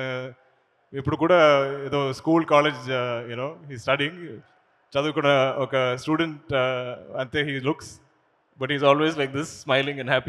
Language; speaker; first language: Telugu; non-native, learner; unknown